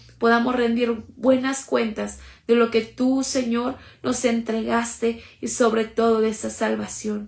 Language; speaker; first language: Spanish; native; Spanish